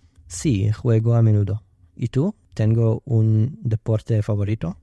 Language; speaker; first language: Spanish; non-native, learner; English